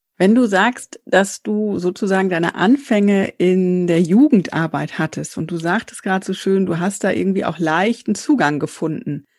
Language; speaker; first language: German; native; German